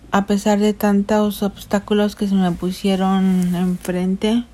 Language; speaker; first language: Spanish; native; Spanish